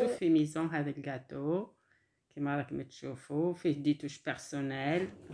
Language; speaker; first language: French; non-native, local second language; Arabic